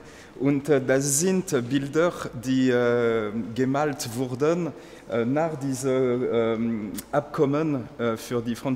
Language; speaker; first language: German; non-native, learner; French